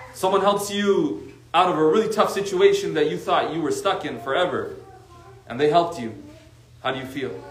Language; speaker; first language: English; native; English